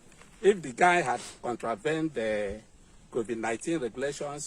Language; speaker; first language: English; non-native, local second language; Igbo